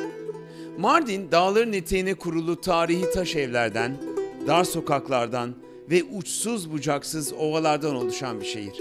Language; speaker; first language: Turkish; native; Turkish